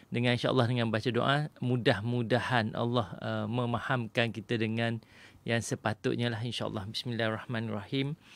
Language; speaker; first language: Malay; native; Malay